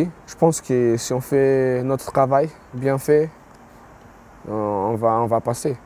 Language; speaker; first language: French; non-native, fluent; Portuguese